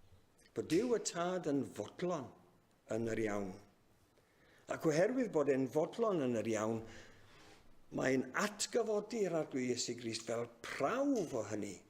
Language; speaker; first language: Welsh; native; Welsh